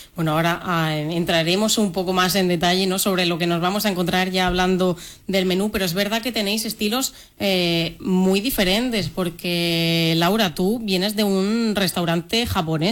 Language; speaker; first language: Spanish; native; Spanish